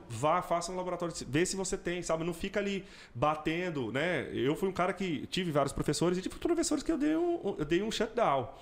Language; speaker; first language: Portuguese; native; Portuguese